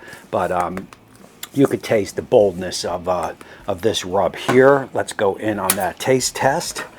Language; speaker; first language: English; native; English